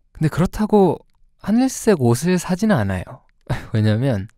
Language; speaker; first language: Korean; native; Korean